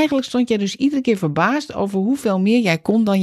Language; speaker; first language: Dutch; native; Dutch